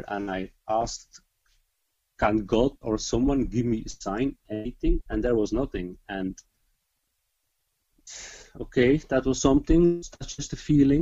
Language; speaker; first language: English; non-native, fluent; Dutch